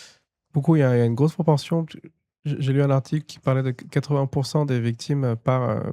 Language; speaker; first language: French; non-native, fluent; Arabic